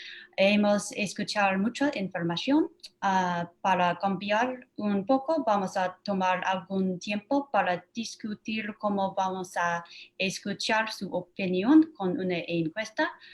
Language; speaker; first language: Spanish; non-native, fluent; English